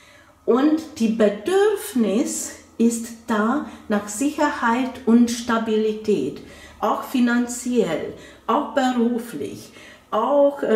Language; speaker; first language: German; non-native, fluent; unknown